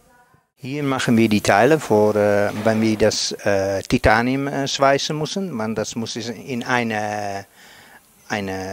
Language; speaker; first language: German; non-native, learner; Dutch